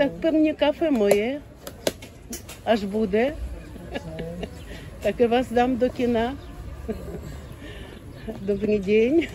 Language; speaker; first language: Czech; non-native, fluent; Ukrainian